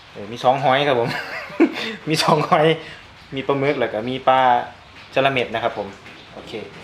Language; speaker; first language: Thai; non-native, local second language; Northeastern Thai